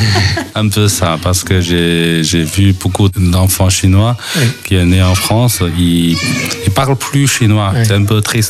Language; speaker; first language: French; non-native, fluent; Chinese